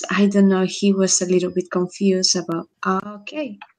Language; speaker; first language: English; non-native, fluent; Spanish